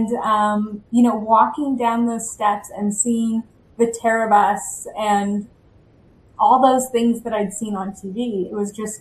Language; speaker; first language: English; native; English